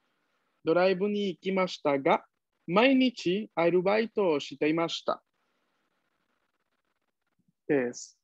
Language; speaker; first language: Japanese; non-native, fluent; Spanish